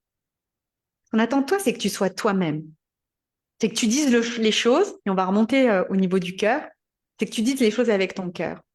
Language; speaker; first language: French; native; French